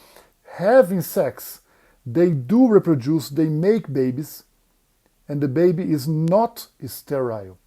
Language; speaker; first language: English; non-native, fluent; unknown